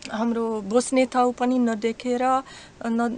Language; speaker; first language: Nepali; non-native, learner; Slovak